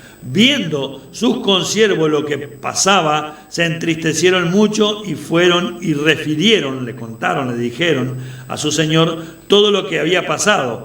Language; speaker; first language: Spanish; native; Spanish